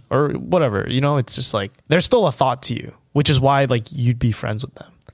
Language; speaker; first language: English; native; English